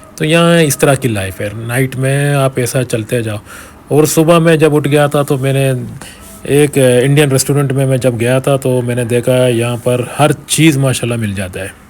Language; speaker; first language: Urdu; non-native, local second language; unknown